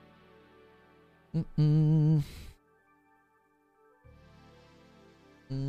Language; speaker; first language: English; native; English